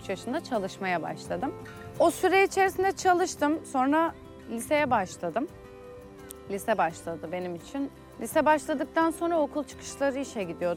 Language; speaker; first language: Turkish; non-native, local second language; Kurdish